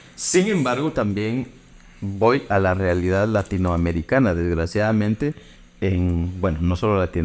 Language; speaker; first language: Spanish; native; Spanish